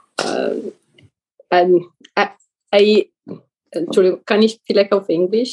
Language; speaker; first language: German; non-native, learner; Italian